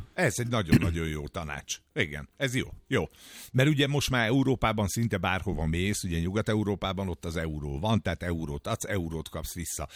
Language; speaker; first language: Hungarian; native; Hungarian